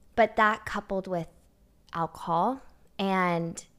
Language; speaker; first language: English; native; English